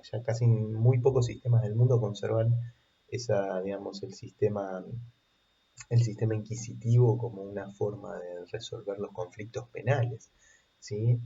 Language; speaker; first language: Spanish; native; Spanish